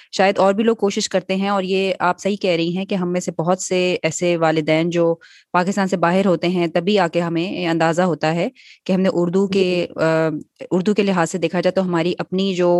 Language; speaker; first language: Urdu; native; Urdu